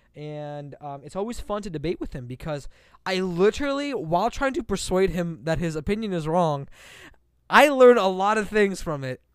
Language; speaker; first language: English; native; English